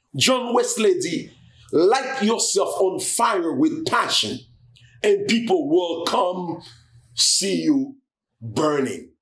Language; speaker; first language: English; non-native, fluent; Haitian Creole